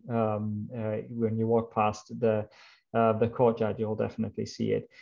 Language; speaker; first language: English; non-native, fluent; German